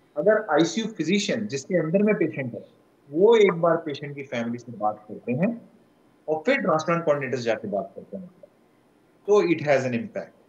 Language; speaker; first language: Hindi; native; Hindi